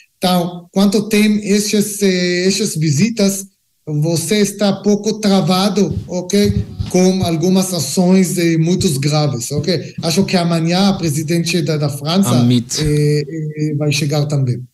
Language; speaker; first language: Portuguese; non-native, learner; Hebrew